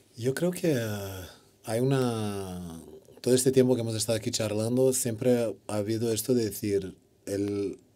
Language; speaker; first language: Spanish; non-native, fluent; Portuguese